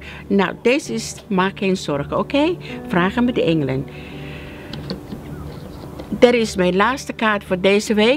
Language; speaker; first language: Dutch; non-native, learner; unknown